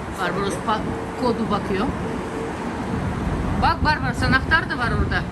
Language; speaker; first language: Turkish; non-native, learner; Russian